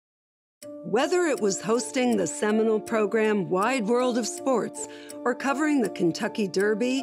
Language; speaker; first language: English; native; English